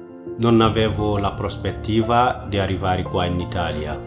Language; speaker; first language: Italian; non-native, fluent; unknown